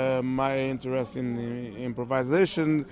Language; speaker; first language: English; non-native, fluent; Portuguese